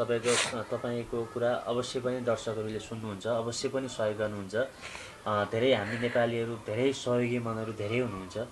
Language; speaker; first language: Nepali; native; Nepali